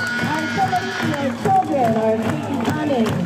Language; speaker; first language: English; native; English